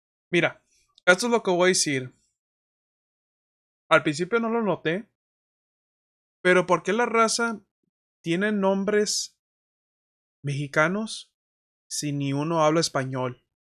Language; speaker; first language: Spanish; early bilingual, heritage; Spanish